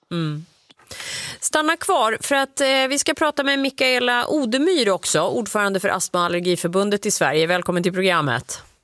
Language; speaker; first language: Swedish; native; Swedish